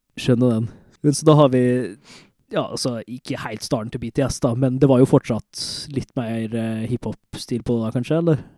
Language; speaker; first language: Norwegian; native; Norwegian